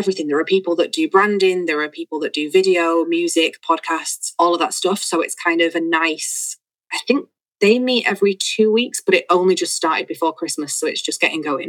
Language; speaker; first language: English; native; English